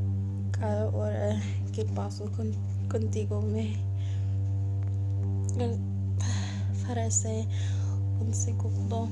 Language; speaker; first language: Spanish; non-native, learner; English